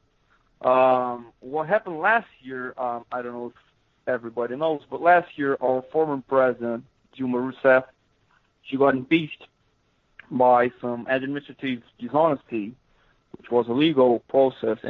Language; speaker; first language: English; non-native, fluent; Portuguese